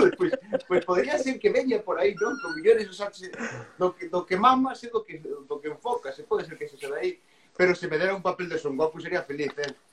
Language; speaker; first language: Galician; native; Galician